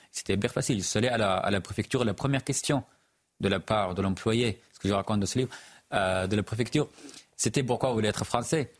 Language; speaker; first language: French; non-native, fluent; Arabic